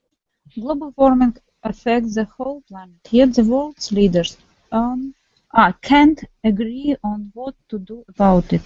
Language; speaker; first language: English; non-native, learner; Russian